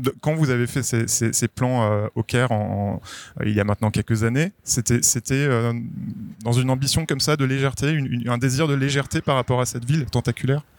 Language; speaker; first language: French; native; French